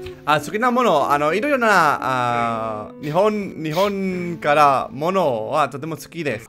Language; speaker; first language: Japanese; non-native, learner; Spanish